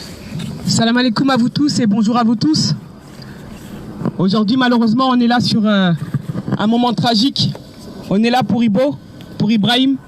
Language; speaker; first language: French; native; French